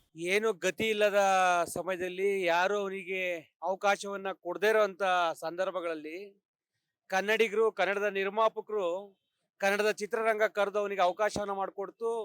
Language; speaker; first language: Kannada; native; Kannada